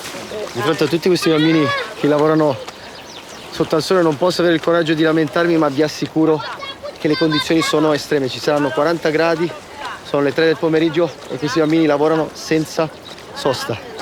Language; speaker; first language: Italian; native; Italian